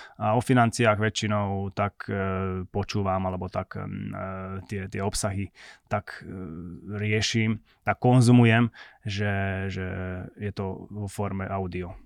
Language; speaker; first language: Slovak; non-native, local second language; Hungarian